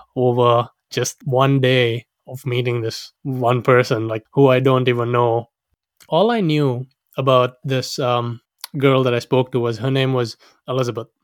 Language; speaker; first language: English; non-native, local second language; Sinhala